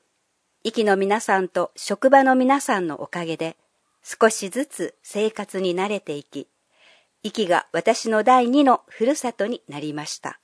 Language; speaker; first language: Japanese; non-native, fluent; English